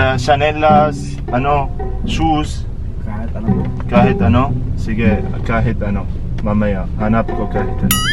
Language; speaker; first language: Filipino; non-native, learner; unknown